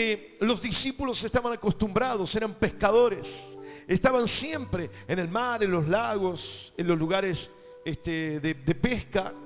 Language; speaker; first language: Spanish; native; Spanish